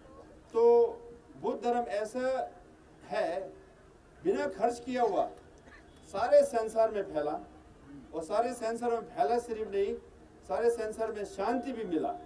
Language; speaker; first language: Hindi; non-native, learner; Tibetan